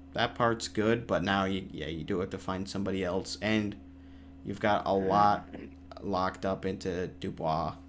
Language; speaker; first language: English; native; English